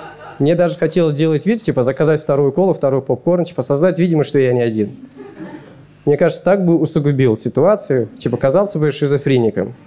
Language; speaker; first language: Russian; native; Russian